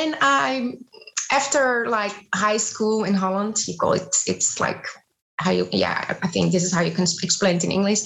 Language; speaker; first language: English; non-native, fluent; Dutch